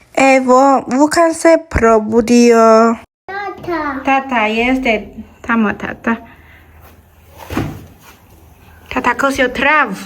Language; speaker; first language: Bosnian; non-native, learner; Chinese